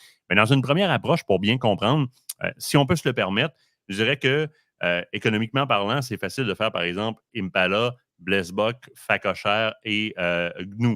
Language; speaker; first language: French; native; French